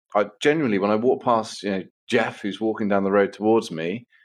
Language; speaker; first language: English; native; English